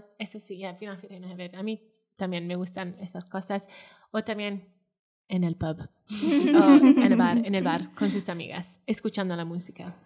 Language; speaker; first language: Spanish; non-native, fluent; Welsh